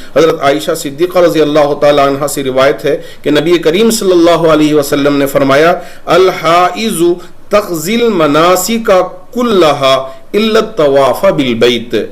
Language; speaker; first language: Urdu; native; Urdu